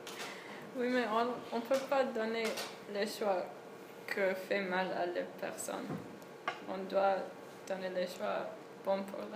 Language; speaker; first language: French; non-native, learner; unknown